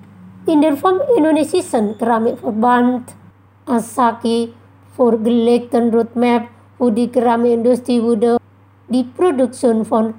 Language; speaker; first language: German; non-native, fluent; Indonesian